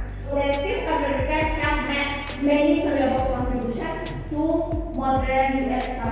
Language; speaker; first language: English; non-native, fluent; Indonesian